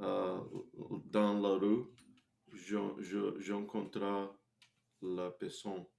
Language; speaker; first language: French; non-native, learner; English